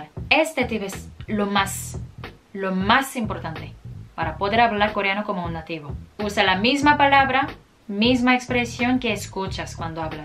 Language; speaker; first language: Spanish; non-native, fluent; Korean